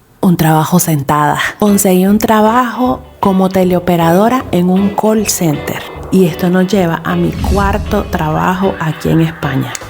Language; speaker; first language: Spanish; native; Spanish